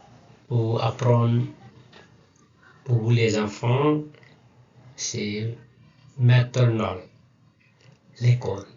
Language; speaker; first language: French; non-native, learner; Nepali